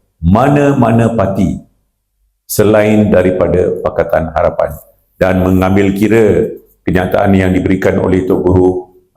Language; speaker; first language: Malay; non-native, local second language; Tamil